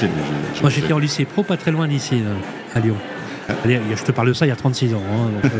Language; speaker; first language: French; native; French